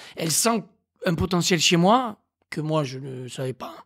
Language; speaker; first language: French; native; French